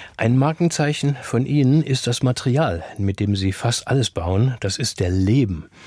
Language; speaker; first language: German; native; German